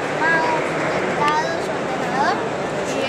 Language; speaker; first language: Spanish; native; Spanish